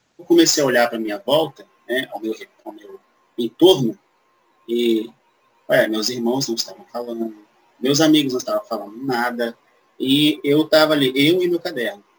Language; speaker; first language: Portuguese; native; Portuguese